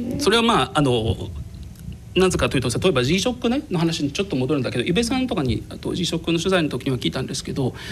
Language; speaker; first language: Japanese; non-native, fluent; Arabic